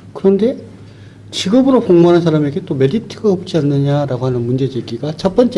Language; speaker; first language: Korean; native; Korean